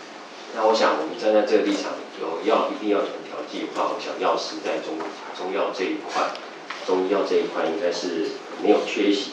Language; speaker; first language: Chinese; native; Chinese